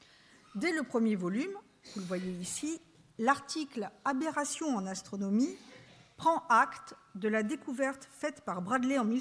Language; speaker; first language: French; native; French